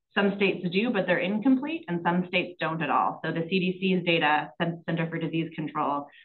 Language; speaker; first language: English; native; English